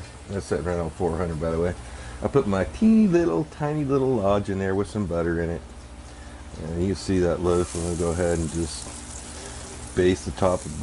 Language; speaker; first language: English; native; English